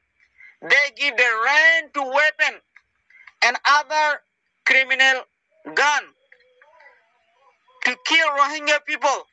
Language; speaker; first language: English; non-native, learner; Rohingya